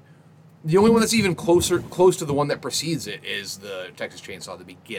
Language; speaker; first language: English; native; English